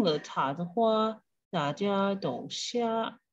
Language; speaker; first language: Chinese; non-native, learner; English